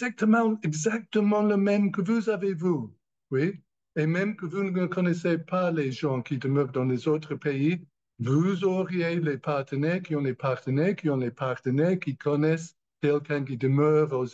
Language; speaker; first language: French; non-native, learner; English